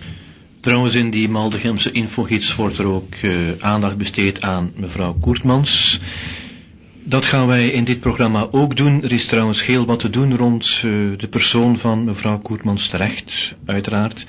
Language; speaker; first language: Dutch; native; Dutch